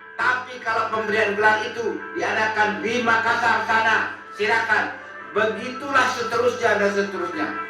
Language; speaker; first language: Indonesian; native; Indonesian